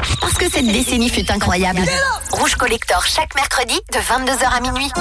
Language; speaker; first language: French; native; French